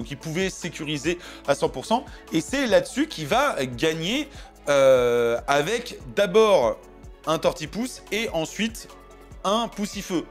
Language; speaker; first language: French; native; French